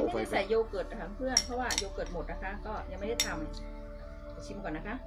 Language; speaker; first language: German; non-native, learner; Thai